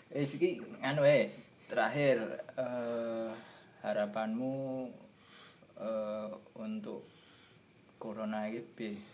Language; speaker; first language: Indonesian; non-native, local second language; Javanese